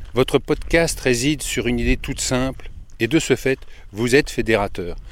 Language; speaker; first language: French; native; French